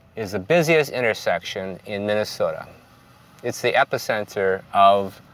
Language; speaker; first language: English; native; English